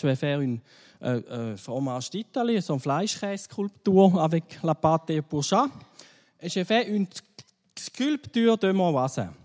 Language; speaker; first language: French; non-native, fluent; German